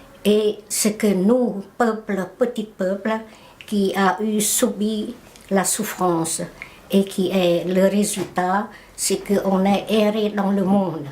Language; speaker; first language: French; non-native, fluent; Khmer